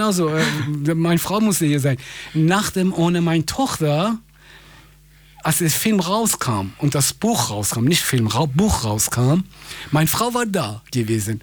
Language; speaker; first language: German; non-native, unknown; Persian